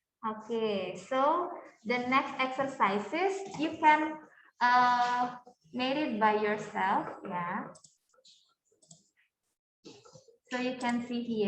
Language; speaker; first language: English; non-native, fluent; Indonesian